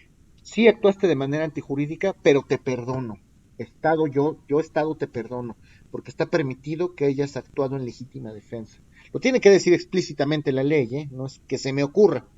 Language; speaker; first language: Spanish; native; Spanish